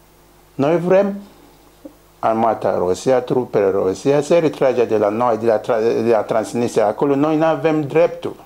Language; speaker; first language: Romanian; non-native, learner; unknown